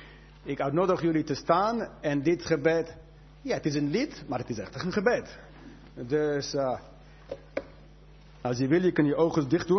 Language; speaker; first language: Dutch; non-native, fluent; English